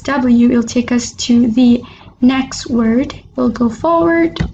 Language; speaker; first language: English; non-native, local second language; Malay